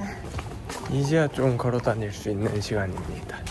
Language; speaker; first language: Korean; native; Korean